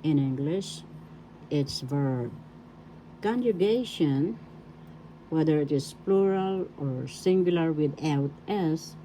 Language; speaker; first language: English; non-native, local second language; Filipino